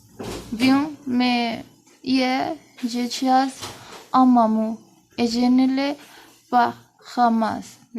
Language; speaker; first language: French; non-native, learner; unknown